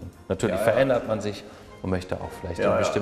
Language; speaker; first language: German; native; German